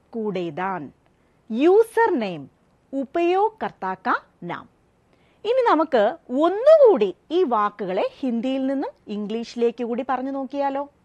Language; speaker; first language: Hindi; non-native, local second language; Malayalam